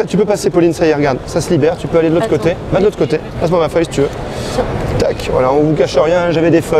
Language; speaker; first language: French; native; French